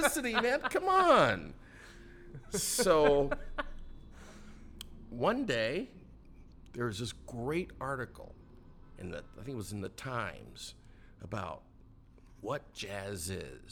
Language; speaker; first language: English; native; English